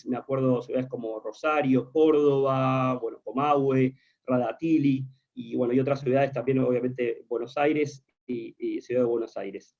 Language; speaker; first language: Spanish; native; Spanish